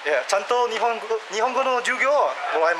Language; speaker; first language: Japanese; non-native, learner; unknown